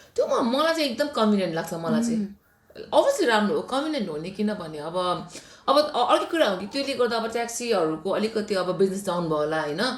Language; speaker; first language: Nepali; native; Nepali